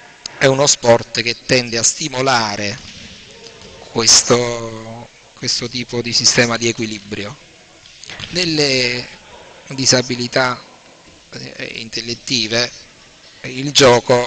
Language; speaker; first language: Italian; native; Italian